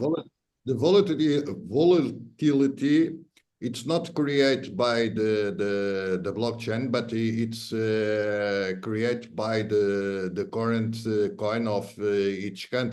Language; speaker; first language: English; non-native, fluent; Portuguese